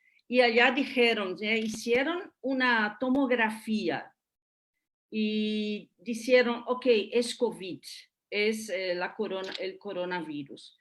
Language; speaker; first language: Spanish; non-native, fluent; Portuguese